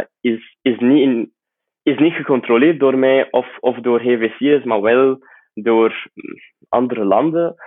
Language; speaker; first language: Dutch; non-native, fluent; Arabic